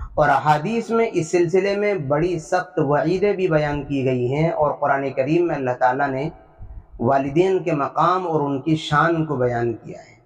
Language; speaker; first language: Urdu; native; Urdu